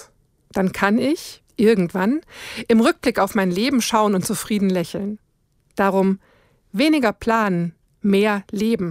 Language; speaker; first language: German; native; German